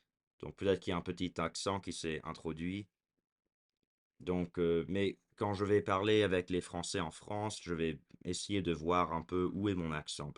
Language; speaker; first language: French; early bilingual, heritage; French